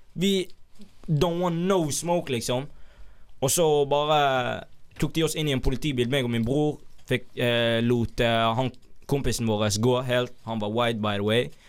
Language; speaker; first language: Norwegian; early bilingual, other home language; Somali